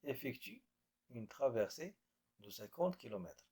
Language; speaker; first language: French; non-native, local second language; Arabic